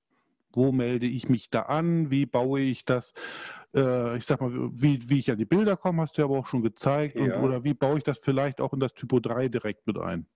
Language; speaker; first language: German; native; German